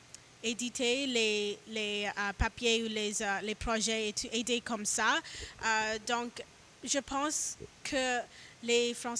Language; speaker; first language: French; non-native, learner; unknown